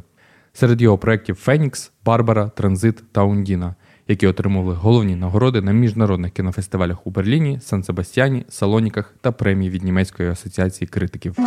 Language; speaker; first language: Ukrainian; native; Ukrainian